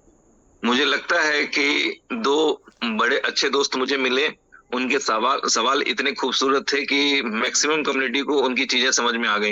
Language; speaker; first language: Hindi; native; Hindi